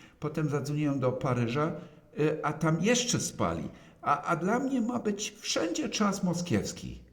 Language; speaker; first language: Polish; non-native, fluent; German